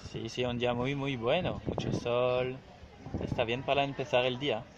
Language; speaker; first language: Spanish; non-native, learner; French